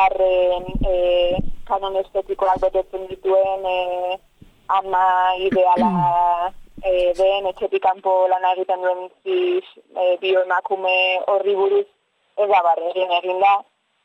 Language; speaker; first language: Basque; native; Basque